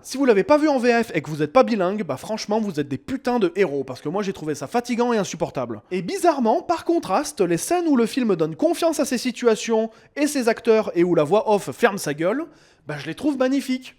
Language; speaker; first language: French; native; French